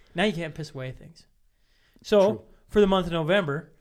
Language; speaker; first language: English; native; English